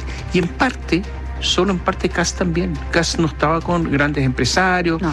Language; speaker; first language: Spanish; native; Spanish